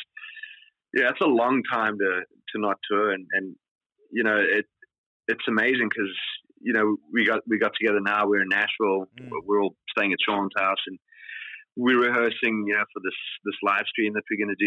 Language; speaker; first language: English; native; English